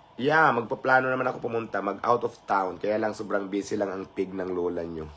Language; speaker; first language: Filipino; non-native, local second language; Cebuano